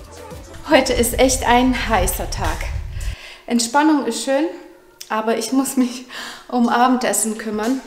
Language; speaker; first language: German; non-native, fluent; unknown